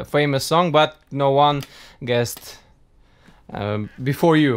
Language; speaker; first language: English; non-native, learner; Russian